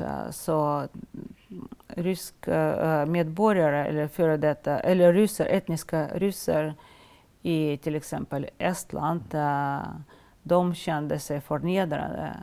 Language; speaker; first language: Swedish; non-native, fluent; Russian